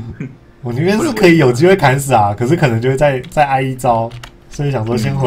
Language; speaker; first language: Chinese; native; Chinese